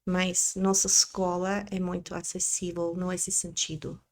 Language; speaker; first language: Portuguese; non-native, learner; English